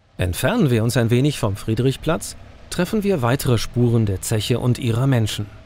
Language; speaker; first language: German; native; German